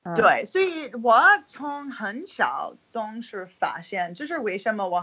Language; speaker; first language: Chinese; non-native, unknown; English